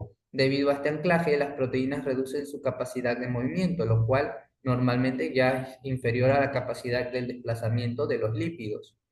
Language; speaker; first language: Spanish; native; Spanish